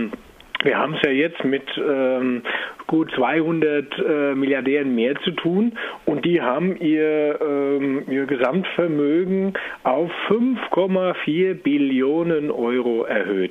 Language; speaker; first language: German; native; German